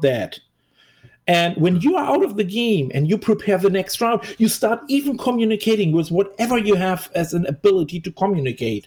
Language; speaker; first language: English; non-native, fluent; German